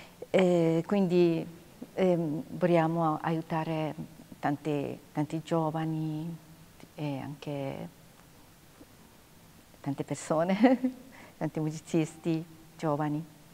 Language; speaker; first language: Italian; non-native, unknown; Japanese